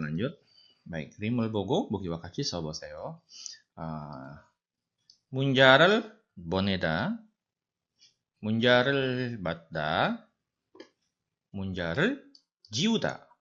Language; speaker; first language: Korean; non-native, fluent; Indonesian